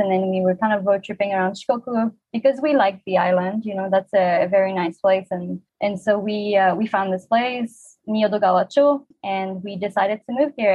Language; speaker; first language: English; non-native, fluent; French